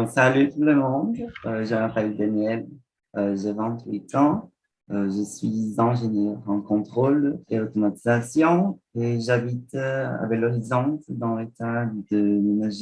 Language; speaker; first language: French; non-native, fluent; Portuguese